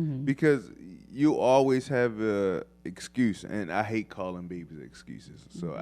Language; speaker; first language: English; native; English